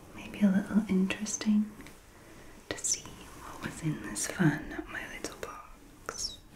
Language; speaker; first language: English; native; English